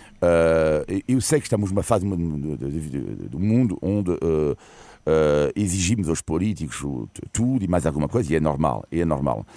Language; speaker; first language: Portuguese; non-native, fluent; French